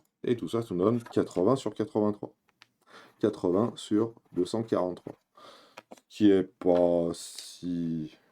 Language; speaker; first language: French; native; French